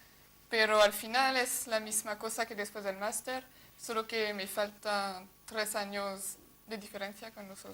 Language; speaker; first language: Spanish; non-native, fluent; French